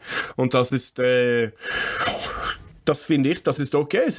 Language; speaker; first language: German; non-native, fluent; English